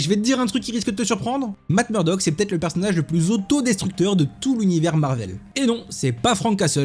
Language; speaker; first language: French; native; French